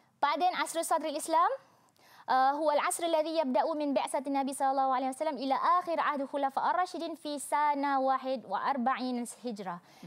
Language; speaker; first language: Arabic; non-native, fluent; Malay